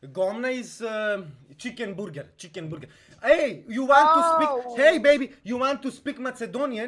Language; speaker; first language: English; non-native, learner; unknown